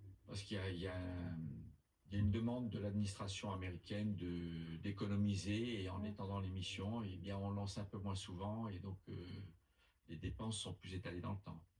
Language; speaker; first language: French; native; French